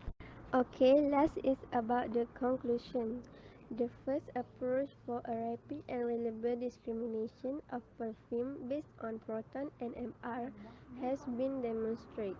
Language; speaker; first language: English; non-native, fluent; Malay